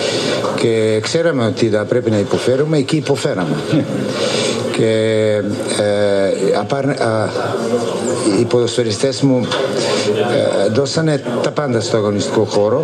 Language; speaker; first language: Greek; non-native, fluent; Serbian